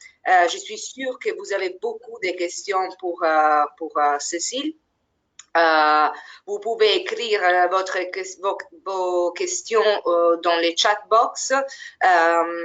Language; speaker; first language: French; non-native, fluent; Italian